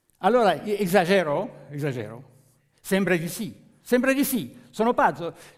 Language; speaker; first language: Italian; non-native, fluent; French